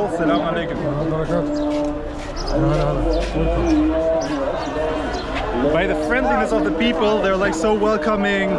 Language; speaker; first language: English; non-native, fluent; Turkish